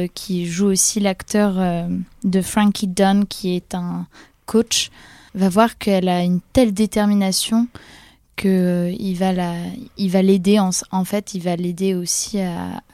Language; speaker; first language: French; non-native, fluent; Polish